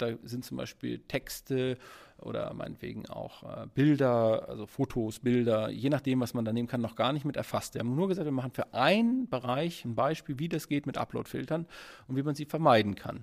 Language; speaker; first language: German; native; German